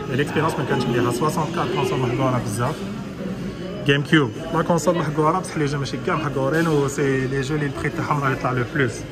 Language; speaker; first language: French; non-native, local second language; Arabic